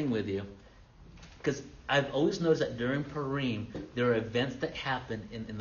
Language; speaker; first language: English; native; English